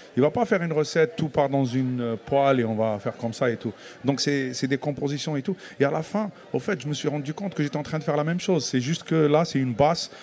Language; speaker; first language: French; non-native, local second language; Kabyle